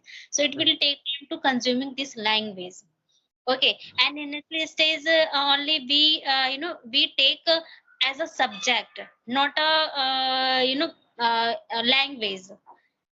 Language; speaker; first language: English; non-native, learner; Hindi